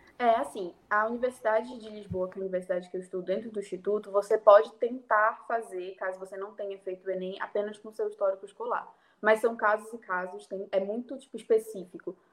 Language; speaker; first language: Portuguese; native; Portuguese